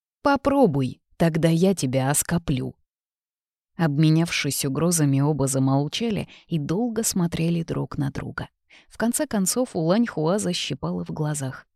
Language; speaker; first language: Russian; native; Russian